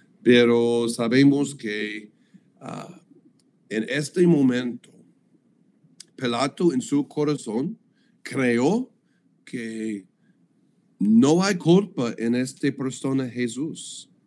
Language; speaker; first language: Spanish; non-native, learner; English